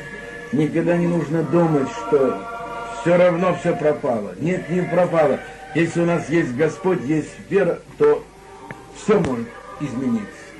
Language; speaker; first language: Russian; native; Russian